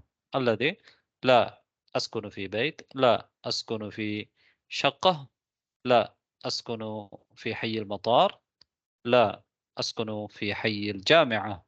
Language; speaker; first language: Arabic; non-native, fluent; Tamil